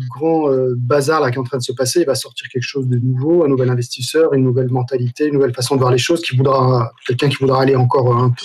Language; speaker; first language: French; non-native, local second language; Arabic